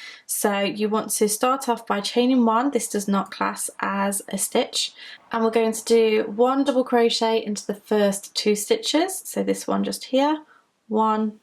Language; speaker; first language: English; native; English